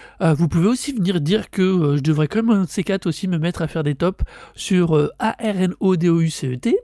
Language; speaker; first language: French; native; French